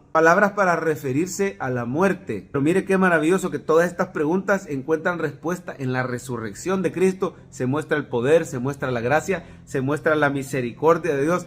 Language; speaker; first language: Spanish; native; Spanish